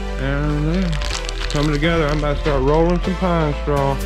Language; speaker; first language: English; native; English